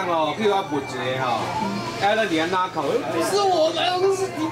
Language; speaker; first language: Chinese; native; Chinese